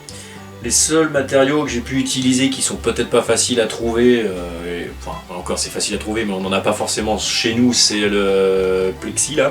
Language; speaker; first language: French; native; French